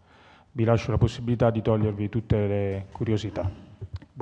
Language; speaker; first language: Italian; native; Italian